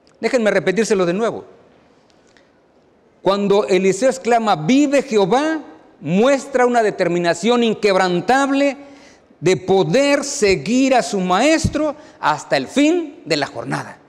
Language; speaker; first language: Spanish; native; Spanish